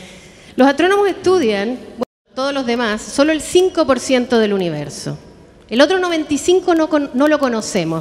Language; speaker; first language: Spanish; native; Spanish